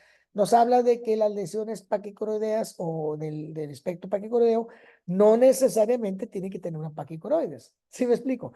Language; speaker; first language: Spanish; native; Spanish